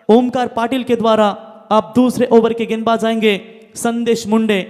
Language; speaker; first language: Hindi; non-native, local second language; Marathi